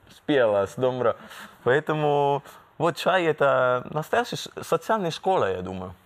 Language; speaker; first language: Russian; non-native, learner; Italian